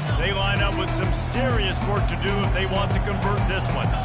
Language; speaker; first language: English; native; English